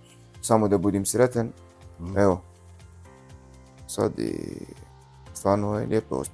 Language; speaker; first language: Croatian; non-native, learner; Arabic